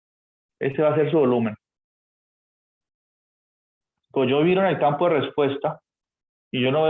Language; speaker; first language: Spanish; native; Spanish